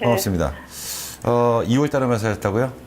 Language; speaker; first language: Korean; native; Korean